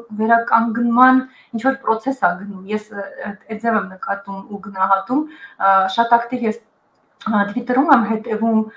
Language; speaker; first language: Armenian; early bilingual, heritage; Armenian